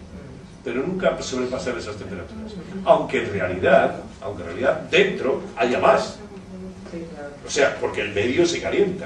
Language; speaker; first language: Spanish; native; Spanish